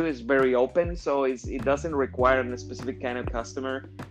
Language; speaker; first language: English; non-native, fluent; Spanish